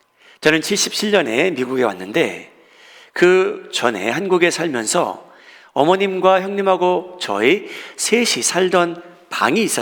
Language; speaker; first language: Korean; native; Korean